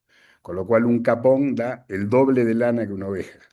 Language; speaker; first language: Spanish; native; Spanish